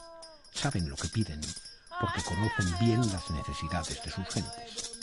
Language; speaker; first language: Spanish; native; Spanish